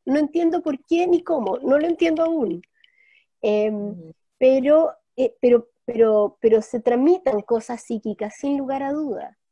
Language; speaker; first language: Spanish; native; Spanish